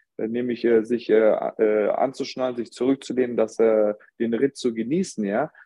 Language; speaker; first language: German; early bilingual, other home language; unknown